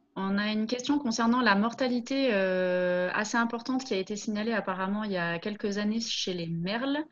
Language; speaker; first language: French; native; French